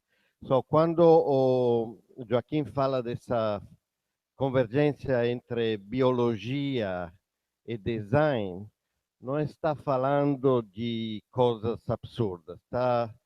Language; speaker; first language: Portuguese; non-native, fluent; Italian